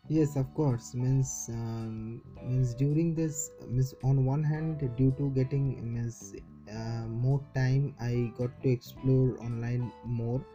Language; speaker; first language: English; non-native, local second language; Bangla